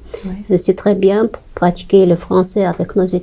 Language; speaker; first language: French; non-native, fluent; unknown